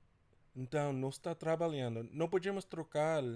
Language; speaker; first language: Portuguese; non-native, fluent; English